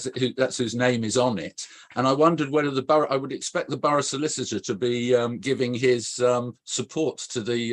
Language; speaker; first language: English; native; English